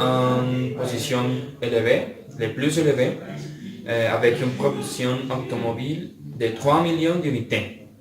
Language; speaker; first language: French; non-native, learner; Spanish